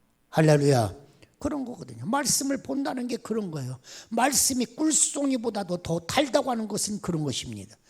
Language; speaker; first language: Korean; native; Korean